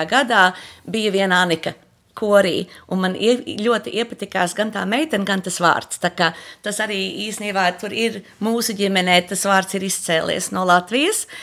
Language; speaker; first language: Latvian; early bilingual, heritage; Latvian